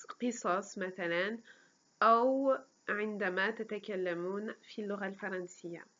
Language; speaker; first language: Arabic; non-native, fluent; French